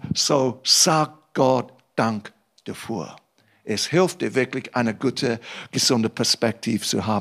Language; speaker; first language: German; non-native, fluent; English